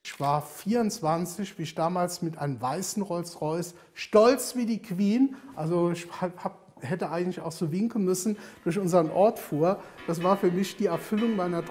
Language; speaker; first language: German; native; German